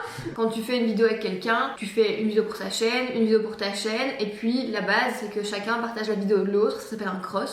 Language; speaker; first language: French; native; French